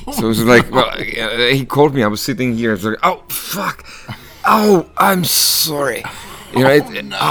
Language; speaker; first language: English; non-native, fluent; Czech